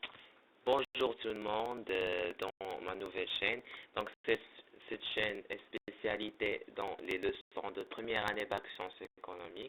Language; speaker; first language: French; non-native, local second language; Arabic